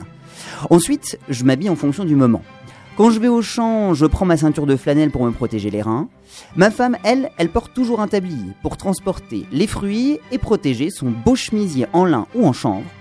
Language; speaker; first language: French; native; French